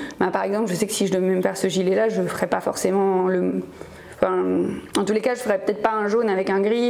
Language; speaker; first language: French; native; French